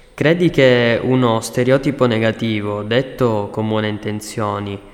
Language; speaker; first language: Italian; non-native, fluent; Chinese